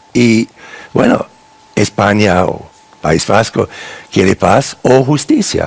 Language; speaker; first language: Spanish; non-native, fluent; English